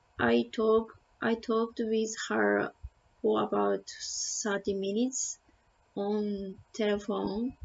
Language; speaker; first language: English; non-native, learner; Japanese